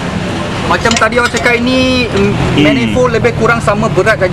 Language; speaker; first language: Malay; non-native, local second language; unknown